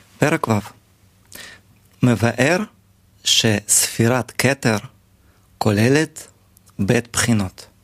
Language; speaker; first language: Hebrew; native; Hebrew